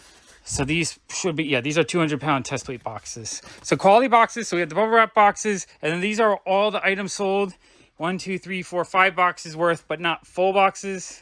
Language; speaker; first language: English; native; English